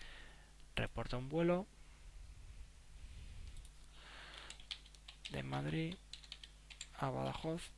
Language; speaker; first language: Spanish; native; Spanish